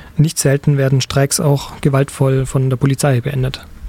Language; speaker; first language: German; native; German